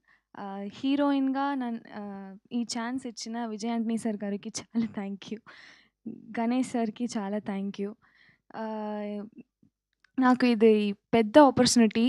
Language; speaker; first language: Telugu; non-native, local second language; Tamil